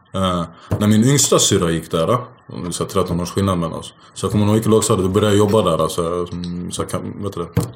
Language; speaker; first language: Swedish; early bilingual, other home language; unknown